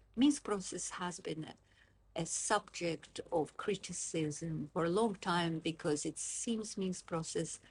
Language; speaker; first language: English; non-native, fluent; Azerbaijani